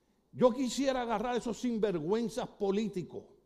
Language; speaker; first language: Spanish; native; Spanish